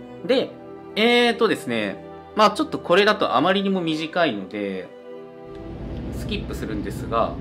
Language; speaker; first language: Japanese; native; Japanese